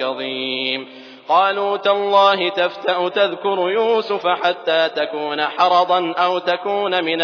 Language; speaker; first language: Arabic; native; Arabic